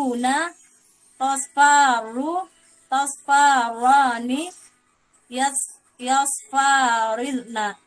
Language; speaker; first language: Arabic; non-native, learner; Indonesian